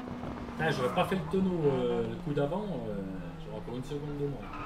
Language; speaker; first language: French; native; French